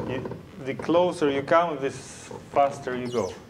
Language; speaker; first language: English; non-native, learner; Russian